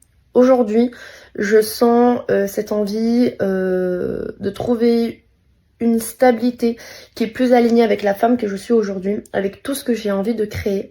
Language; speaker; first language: French; native; French